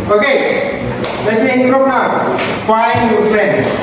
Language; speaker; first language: English; non-native, learner; Indonesian